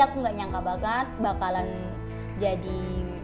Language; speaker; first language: Indonesian; native; Indonesian